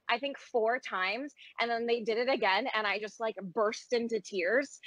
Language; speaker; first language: English; native; English